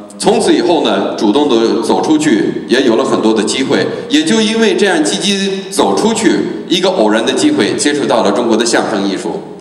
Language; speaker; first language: Chinese; non-native, fluent; English